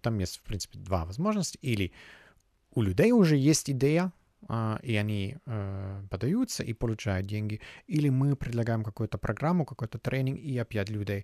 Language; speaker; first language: Russian; non-native, fluent; German